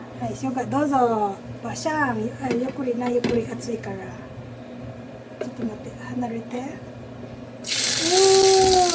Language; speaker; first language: Japanese; non-native, learner; Cebuano